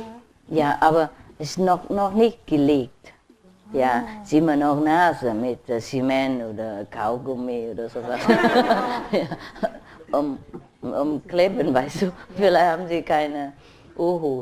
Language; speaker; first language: German; non-native, learner; Vietnamese